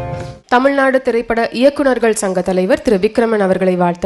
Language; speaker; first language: Tamil; native; Tamil